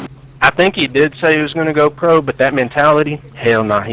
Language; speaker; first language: English; native; English